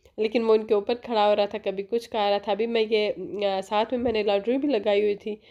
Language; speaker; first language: Urdu; native; Urdu